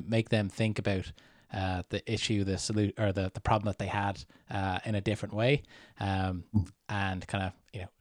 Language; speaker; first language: English; native; English